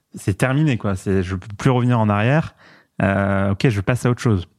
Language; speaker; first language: French; native; French